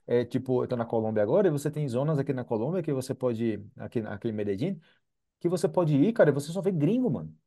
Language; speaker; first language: Portuguese; native; Portuguese